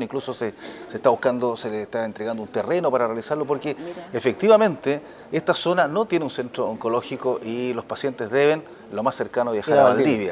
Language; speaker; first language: Spanish; native; Spanish